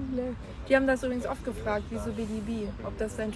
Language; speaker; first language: German; native; German